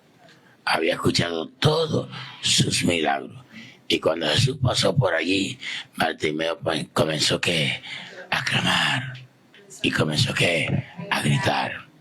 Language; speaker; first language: Spanish; native; Spanish